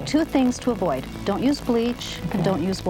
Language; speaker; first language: English; native; English